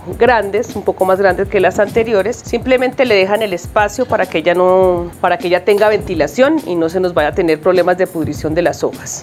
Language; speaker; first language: Spanish; native; Spanish